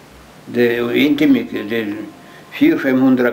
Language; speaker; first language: Swedish; early bilingual, heritage; Swedish